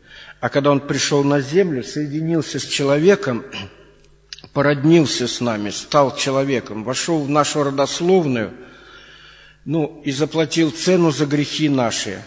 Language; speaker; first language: Russian; native; Russian